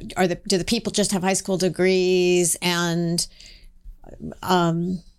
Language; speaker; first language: English; native; English